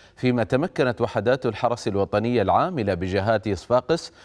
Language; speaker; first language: Arabic; native; Arabic